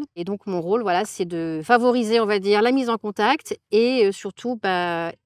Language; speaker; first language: French; native; French